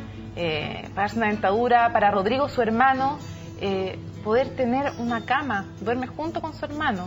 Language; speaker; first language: Spanish; native; Spanish